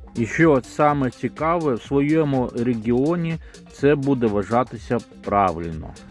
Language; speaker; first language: Ukrainian; non-native, local second language; Russian